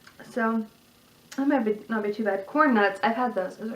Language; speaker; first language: English; native; English